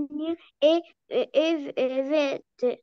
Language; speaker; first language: French; non-native, learner; Arabic